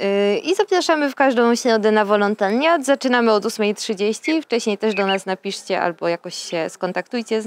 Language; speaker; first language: Polish; native; Polish